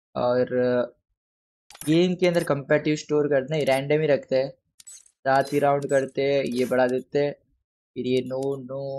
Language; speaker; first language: Hindi; non-native, local second language; Gujarati